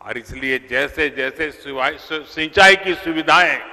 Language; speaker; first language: Hindi; non-native, local second language; Gujarati